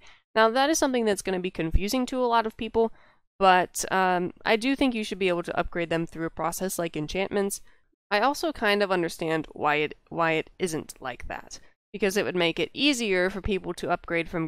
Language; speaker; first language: English; native; English